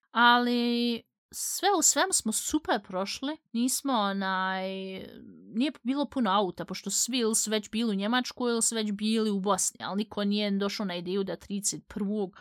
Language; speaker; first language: Bosnian; early bilingual, heritage; Bosnian